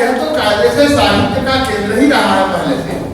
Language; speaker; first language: Hindi; native; Hindi